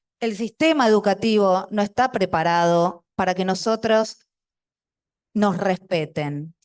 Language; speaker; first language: Spanish; non-native, local second language; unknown